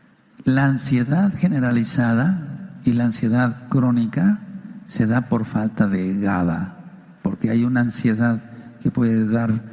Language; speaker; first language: Spanish; native; Spanish